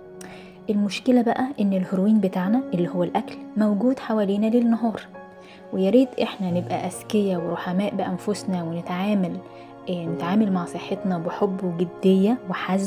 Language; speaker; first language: Arabic; native; Arabic